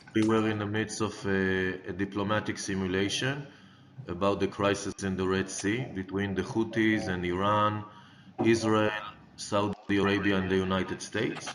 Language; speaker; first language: English; non-native, fluent; Hebrew